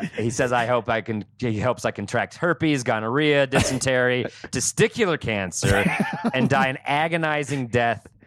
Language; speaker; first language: English; native; English